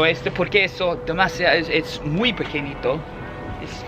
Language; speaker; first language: Spanish; non-native, learner; English